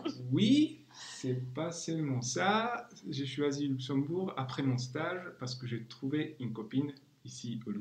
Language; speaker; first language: French; non-native, fluent; Czech